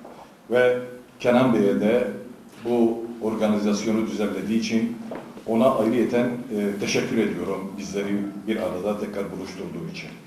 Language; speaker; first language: Turkish; native; Turkish